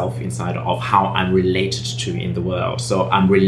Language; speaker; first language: English; native; English